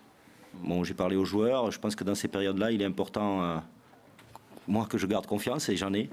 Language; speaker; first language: French; native; French